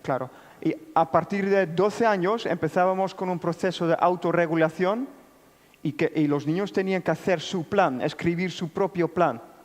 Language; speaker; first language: Spanish; non-native, fluent; Dutch